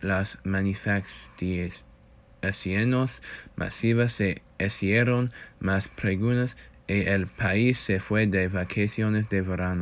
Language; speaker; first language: Spanish; non-native, learner; English